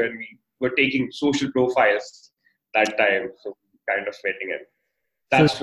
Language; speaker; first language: English; non-native, local second language; Hindi